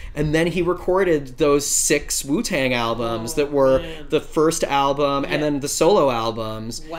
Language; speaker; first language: English; native; English